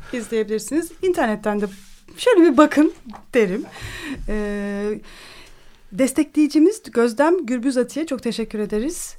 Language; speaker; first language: Turkish; native; Turkish